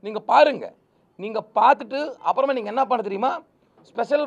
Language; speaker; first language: Tamil; non-native, local second language; Telugu